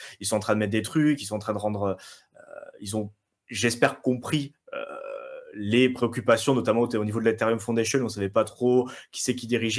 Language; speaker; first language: French; native; French